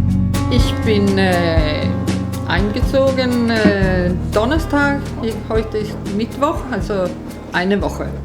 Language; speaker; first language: German; non-native, learner; Swedish